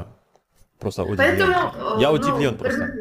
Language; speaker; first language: Russian; non-native, fluent; Indonesian